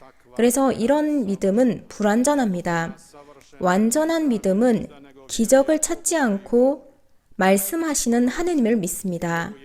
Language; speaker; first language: Korean; native; Korean